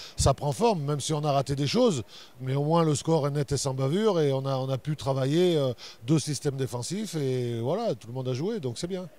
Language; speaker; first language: French; native; French